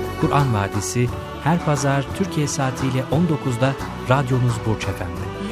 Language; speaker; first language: Turkish; native; Turkish